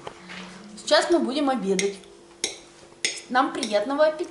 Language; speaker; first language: Russian; native; Russian